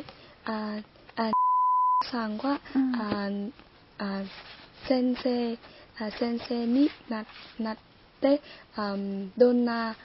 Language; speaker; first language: Japanese; non-native, learner; Vietnamese